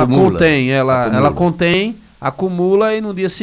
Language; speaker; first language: Portuguese; native; Portuguese